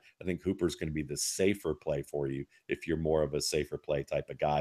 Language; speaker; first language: English; native; English